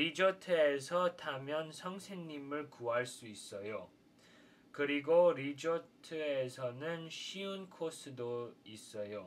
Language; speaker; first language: Korean; non-native, fluent; English